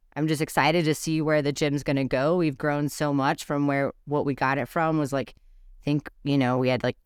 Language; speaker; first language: English; native; English